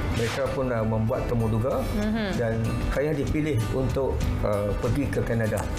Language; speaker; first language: Malay; non-native, local second language; Tamil